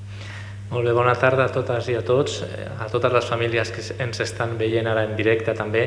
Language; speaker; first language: Catalan; native; Catalan